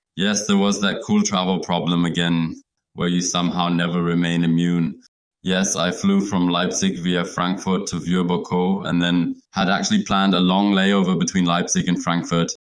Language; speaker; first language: English; non-native, fluent; German